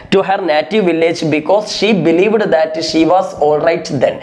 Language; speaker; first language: English; non-native, local second language; Malayalam